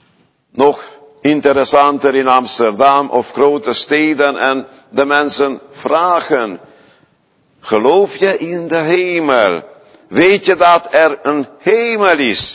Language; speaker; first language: Dutch; non-native, fluent; Hungarian